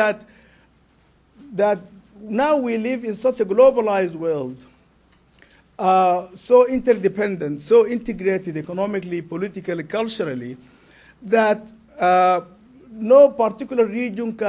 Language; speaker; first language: English; non-native, fluent; Arabic